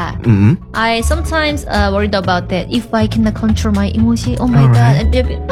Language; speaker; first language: English; non-native, learner; Korean